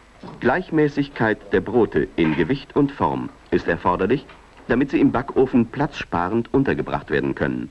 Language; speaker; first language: German; native; German